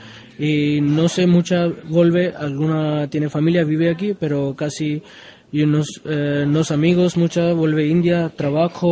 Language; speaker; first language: Spanish; non-native, learner; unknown